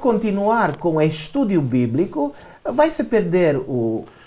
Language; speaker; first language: Portuguese; non-native, learner; Romanian